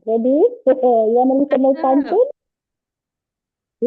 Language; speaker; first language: English; non-native, learner; Indonesian